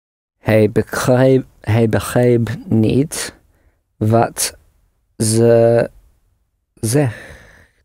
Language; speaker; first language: Dutch; non-native, learner; English